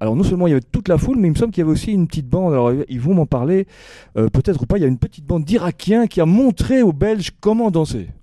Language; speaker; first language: French; native; French